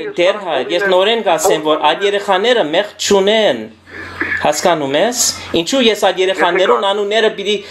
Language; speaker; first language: Armenian; early bilingual, heritage; Armenian